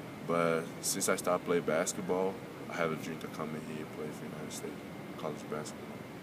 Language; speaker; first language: English; non-native, fluent; Portuguese